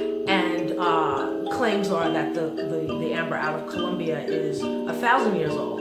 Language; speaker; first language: English; native; English